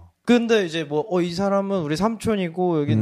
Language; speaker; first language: Korean; native; Korean